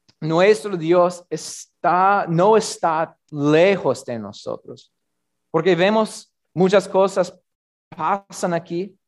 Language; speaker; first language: Spanish; non-native, learner; English